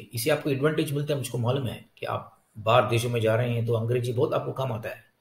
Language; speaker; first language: Hindi; non-native, local second language; Tamil